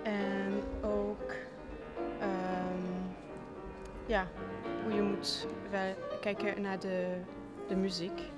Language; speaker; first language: Dutch; non-native, learner; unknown